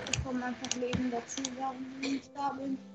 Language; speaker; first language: German; native; German